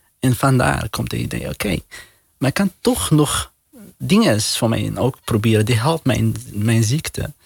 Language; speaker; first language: Dutch; non-native, learner; Arabic